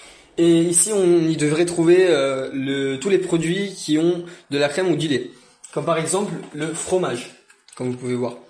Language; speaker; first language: French; non-native, fluent; Italian